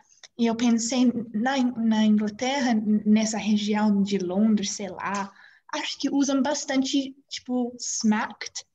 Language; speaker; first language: Portuguese; non-native, learner; English